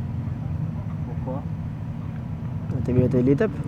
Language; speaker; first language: French; native; French